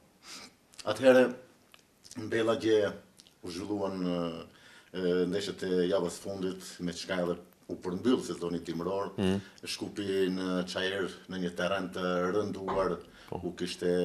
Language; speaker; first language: Albanian; native; Albanian